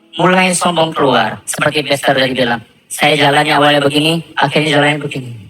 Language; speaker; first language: Indonesian; non-native, fluent; Korean